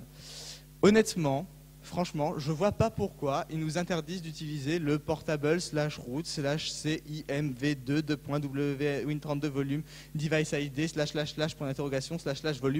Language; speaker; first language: French; native; French